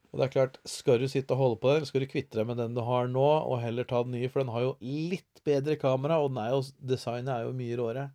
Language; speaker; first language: Norwegian; native; Norwegian